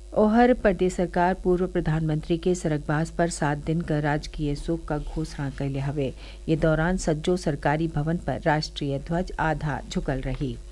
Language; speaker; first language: Bhojpuri; native; Bhojpuri